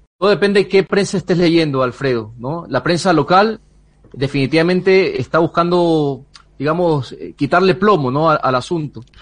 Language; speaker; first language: Spanish; native; Spanish